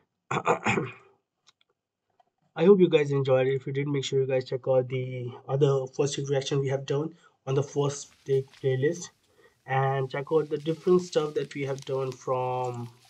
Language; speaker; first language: English; non-native, local second language; Hindi